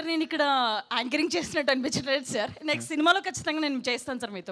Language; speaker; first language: Telugu; native; Telugu